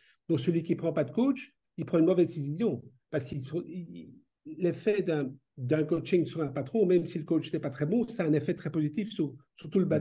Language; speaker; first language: French; native; French